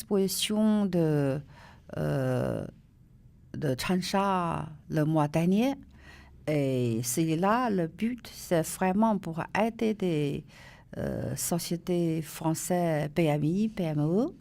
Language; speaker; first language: French; non-native, learner; Chinese